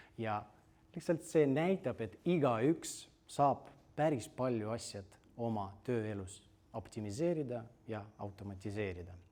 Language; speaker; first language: Estonian; non-native, fluent; Russian